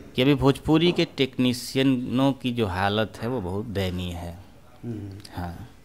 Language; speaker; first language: Hindi; native; Hindi